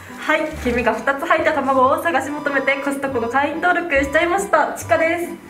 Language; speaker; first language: Japanese; native; Japanese